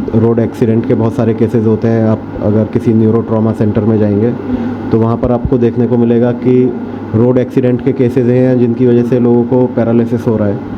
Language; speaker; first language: Hindi; native; Hindi